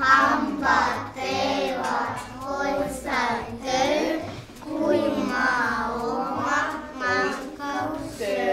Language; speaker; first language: Estonian; non-native, local second language; Russian